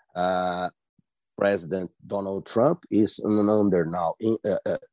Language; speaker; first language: English; non-native, fluent; Portuguese